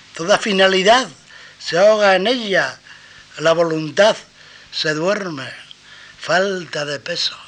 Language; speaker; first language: Spanish; native; Spanish